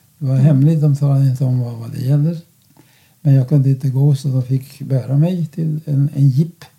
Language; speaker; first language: Swedish; non-native, fluent; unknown